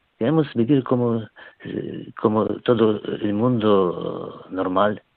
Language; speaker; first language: Spanish; non-native, learner; Ukrainian